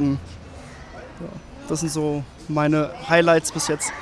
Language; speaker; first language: German; native; German